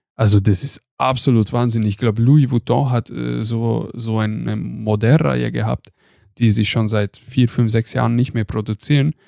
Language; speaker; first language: German; non-native, fluent; Hungarian